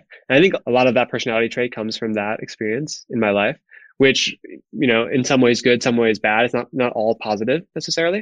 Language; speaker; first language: English; native; English